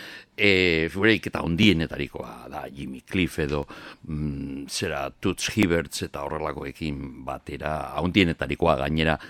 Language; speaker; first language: Basque; native; Basque